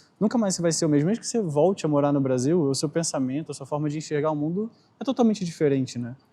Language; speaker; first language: Portuguese; native; Portuguese